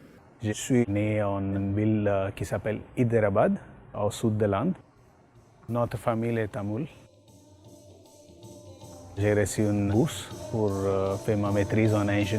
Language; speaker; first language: French; non-native, learner; Tamil